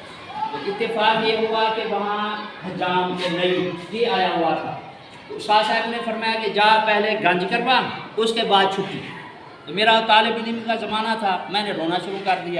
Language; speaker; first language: Urdu; native; Urdu